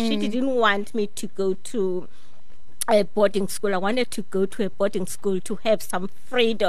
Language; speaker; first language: English; non-native, fluent; Xhosa